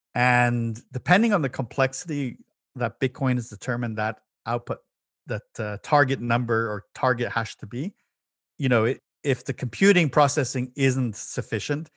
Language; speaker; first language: English; native; English